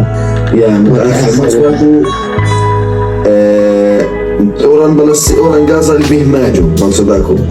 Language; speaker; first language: Indonesian; non-native, learner; Arabic